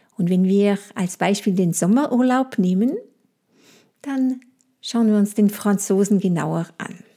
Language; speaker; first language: German; non-native, fluent; French